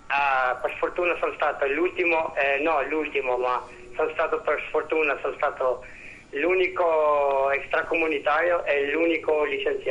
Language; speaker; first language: Italian; non-native, fluent; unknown